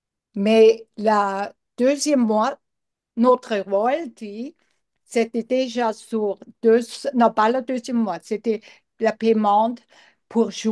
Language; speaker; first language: French; non-native, learner; English